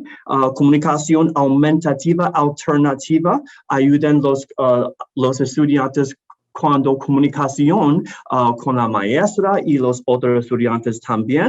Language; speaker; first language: Spanish; non-native, learner; English